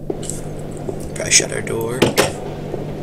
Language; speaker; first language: English; native; English